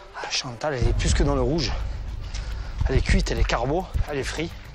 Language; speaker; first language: French; native; French